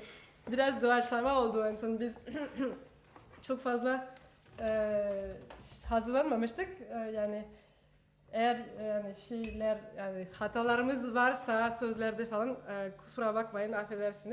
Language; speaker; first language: Turkish; non-native, fluent; French